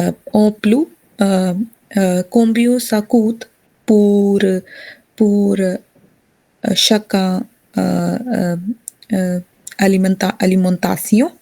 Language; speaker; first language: French; non-native, learner; Hindi